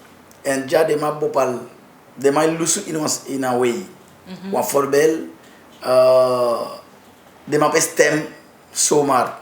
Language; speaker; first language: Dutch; non-native, learner; Haitian Creole